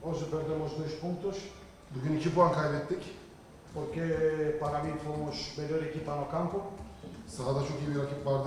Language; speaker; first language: Portuguese; non-native, learner; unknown